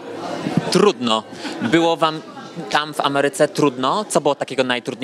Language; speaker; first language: Polish; native; Polish